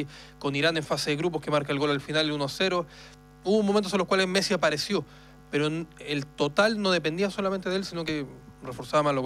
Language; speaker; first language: Spanish; native; Spanish